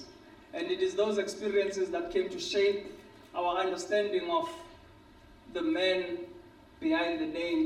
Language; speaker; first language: English; non-native, local second language; Xhosa